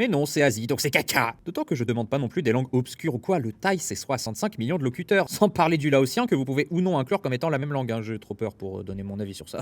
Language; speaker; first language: French; native; French